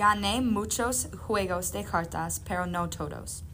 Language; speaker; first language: Spanish; non-native, learner; English